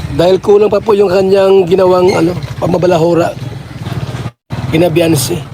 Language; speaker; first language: Filipino; non-native, local second language; Bikol